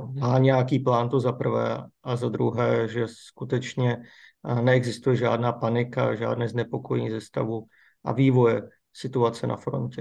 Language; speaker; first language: Czech; native; Czech